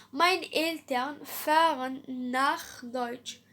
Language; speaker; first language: German; non-native, learner; Arabic